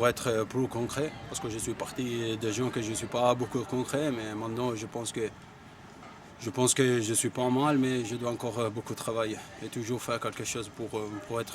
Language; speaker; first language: French; non-native, fluent; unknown